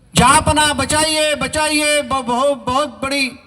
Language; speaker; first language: Hindi; non-native, local second language; Marathi